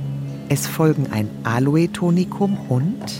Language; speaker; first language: German; native; German